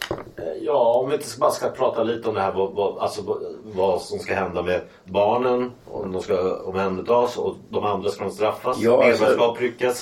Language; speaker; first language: Swedish; native; Swedish